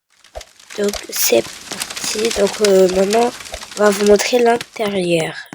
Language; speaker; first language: French; native; French